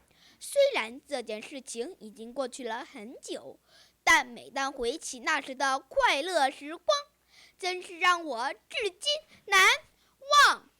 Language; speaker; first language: Chinese; early bilingual, heritage; Chinese